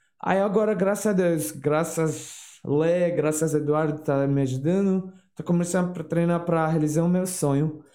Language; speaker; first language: Portuguese; non-native, learner; Arabic